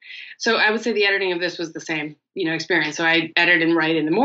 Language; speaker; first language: English; native; English